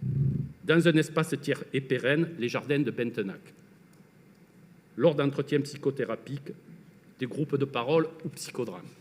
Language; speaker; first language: French; native; French